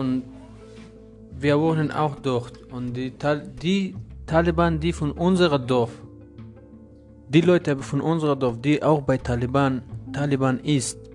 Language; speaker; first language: German; non-native, learner; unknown